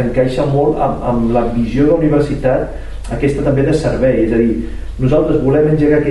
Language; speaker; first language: Catalan; native; Catalan